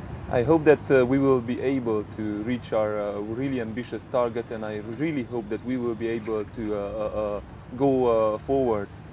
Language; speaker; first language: English; non-native, fluent; Hungarian